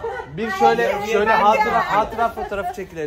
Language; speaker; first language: Turkish; native; Turkish